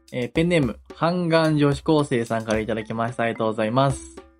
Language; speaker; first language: Japanese; native; Japanese